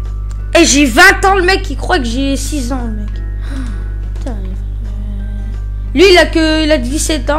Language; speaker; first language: French; native; French